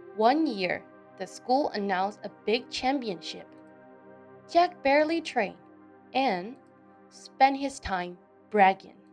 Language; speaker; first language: English; non-native, fluent; Burmese